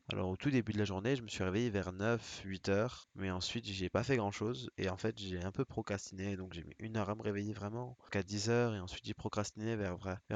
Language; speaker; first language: French; native; French